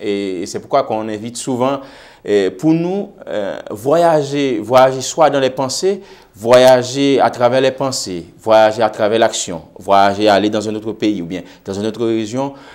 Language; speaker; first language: French; non-native, local second language; Haitian Creole